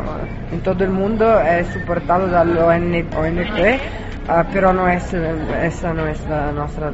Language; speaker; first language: Spanish; non-native, learner; Italian